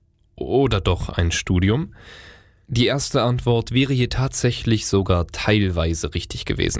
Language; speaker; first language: German; native; German